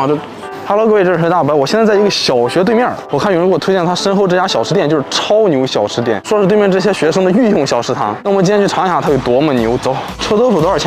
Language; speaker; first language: Chinese; native; Chinese